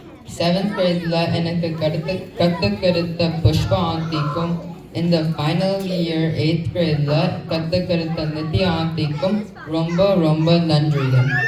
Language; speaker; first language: Tamil; early bilingual, heritage; English